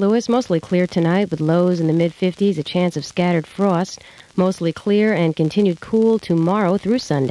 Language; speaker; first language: English; native; English